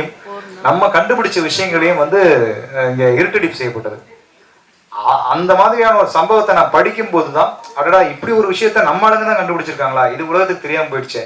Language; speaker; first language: Tamil; native; Tamil